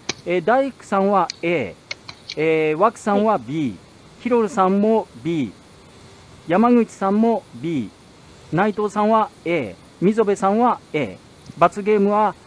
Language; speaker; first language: Japanese; native; Japanese